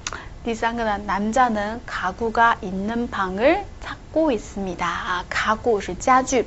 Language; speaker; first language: Korean; non-native, fluent; Chinese